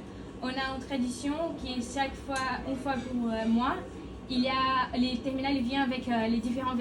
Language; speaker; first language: French; non-native, learner; Portuguese